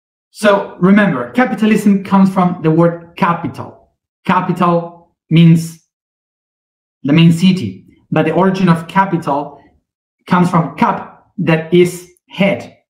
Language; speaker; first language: English; non-native, fluent; Spanish